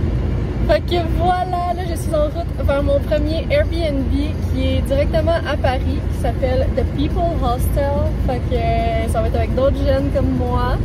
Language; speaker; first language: French; native; French